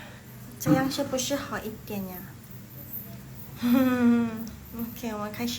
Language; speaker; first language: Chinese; non-native, fluent; Indonesian